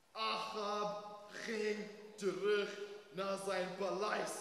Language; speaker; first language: Dutch; non-native, fluent; English